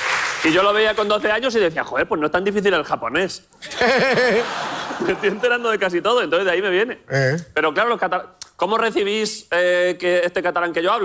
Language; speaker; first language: Catalan; non-native, local second language; Spanish